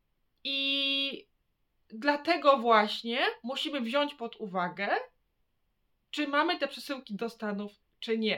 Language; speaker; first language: Polish; native; Polish